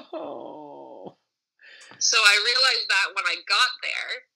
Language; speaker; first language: English; native; English